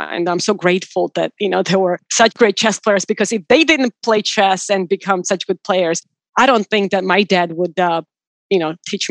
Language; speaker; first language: English; non-native, fluent; Georgian